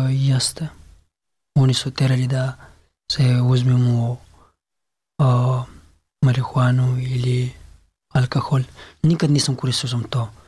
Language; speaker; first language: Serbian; non-native, learner; Pashto